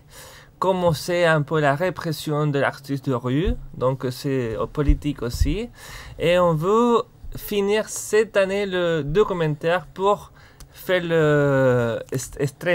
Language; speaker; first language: French; non-native, learner; Spanish